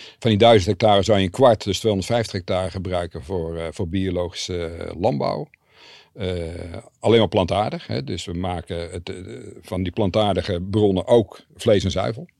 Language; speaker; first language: Dutch; native; Dutch